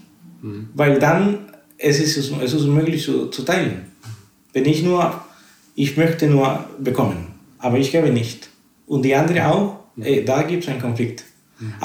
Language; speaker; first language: German; non-native, fluent; Spanish